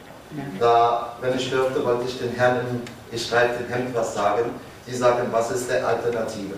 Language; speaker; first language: German; non-native, fluent; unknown